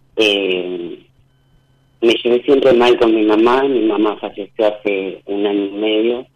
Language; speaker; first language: Spanish; native; Spanish